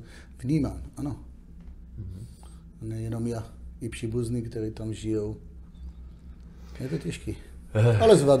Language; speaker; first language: Czech; non-native, fluent; Hebrew